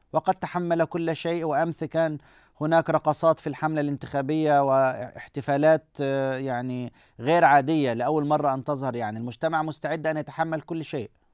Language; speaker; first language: Arabic; native; Arabic